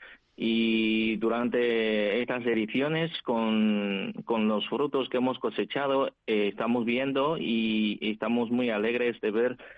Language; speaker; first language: Spanish; non-native, fluent; Chinese